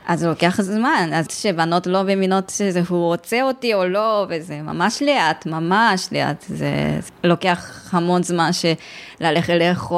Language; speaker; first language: Hebrew; non-native, learner; Japanese